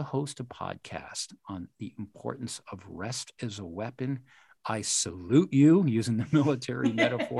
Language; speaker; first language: English; native; English